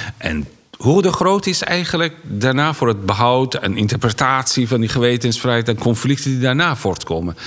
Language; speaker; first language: Dutch; non-native, fluent; Persian